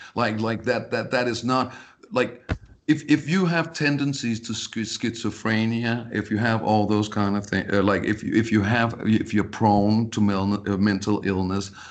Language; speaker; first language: English; non-native, fluent; Danish